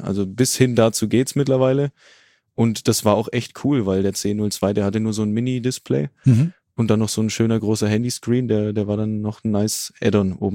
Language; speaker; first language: German; native; German